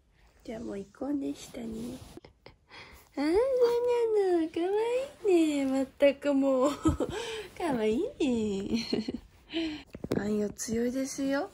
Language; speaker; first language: Japanese; native; Japanese